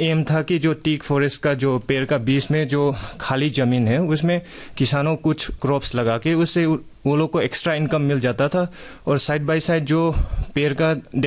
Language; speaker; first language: Hindi; non-native, local second language; Manipuri